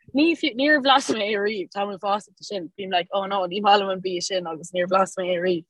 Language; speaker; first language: Irish; non-native, local second language; English